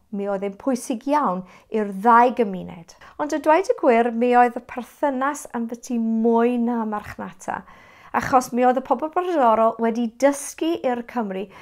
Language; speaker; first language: Welsh; non-native, fluent; English